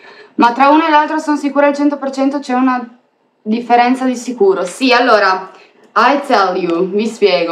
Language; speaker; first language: Italian; early bilingual, other home language; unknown